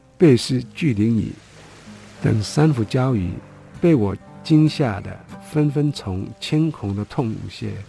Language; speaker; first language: Chinese; non-native, local second language; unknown